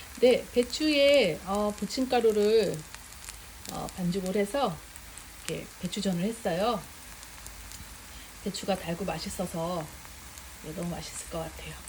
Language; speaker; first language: Korean; native; Korean